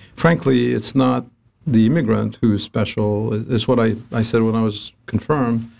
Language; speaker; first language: English; non-native, fluent; Arabic